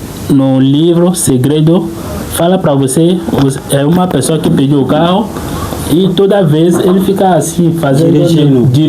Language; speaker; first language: Portuguese; non-native, fluent; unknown